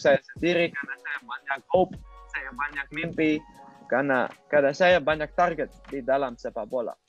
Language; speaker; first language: Indonesian; non-native, learner; Dutch